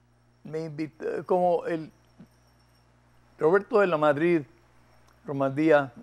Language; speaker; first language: Spanish; early bilingual, heritage; Spanish